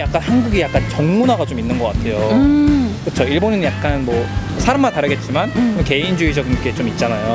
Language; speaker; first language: Korean; native; Korean